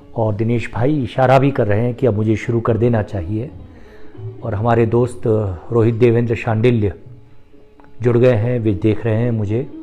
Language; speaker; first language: Hindi; non-native, local second language; Marathi